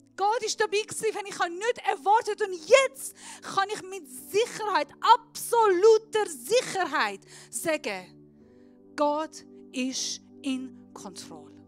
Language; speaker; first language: German; non-native, fluent; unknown